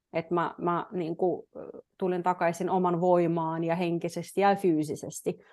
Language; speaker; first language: Finnish; non-native, fluent; Russian